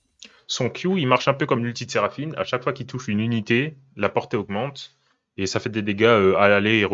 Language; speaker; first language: French; native; French